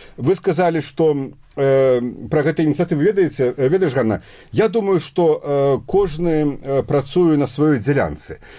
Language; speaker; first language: Belarusian; native; Belarusian